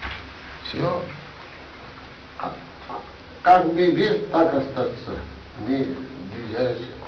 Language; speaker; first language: Russian; non-native, learner; Bangla